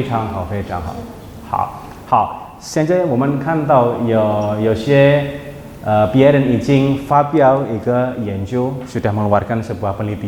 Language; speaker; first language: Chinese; non-native, fluent; Indonesian